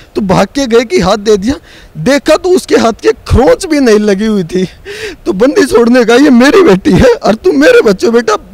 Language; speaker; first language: Hindi; native; Hindi